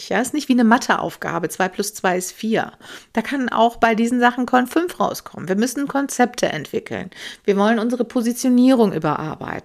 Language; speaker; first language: German; native; German